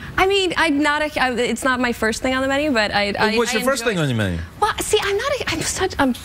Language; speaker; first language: English; non-native, fluent; Spanish